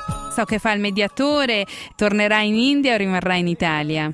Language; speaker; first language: Italian; native; Italian